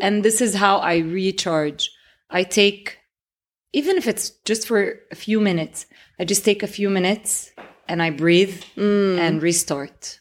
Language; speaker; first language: English; non-native, fluent; Arabic